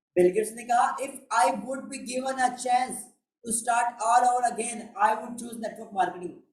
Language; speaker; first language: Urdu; non-native, local second language; Punjabi